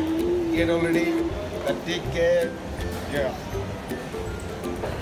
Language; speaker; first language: English; non-native, local second language; Chinese